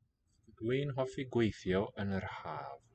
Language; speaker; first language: Welsh; non-native, learner; English